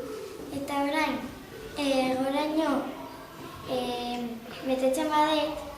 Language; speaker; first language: Basque; non-native, learner; Spanish